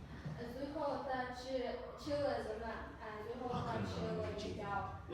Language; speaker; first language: Chinese; non-native, learner; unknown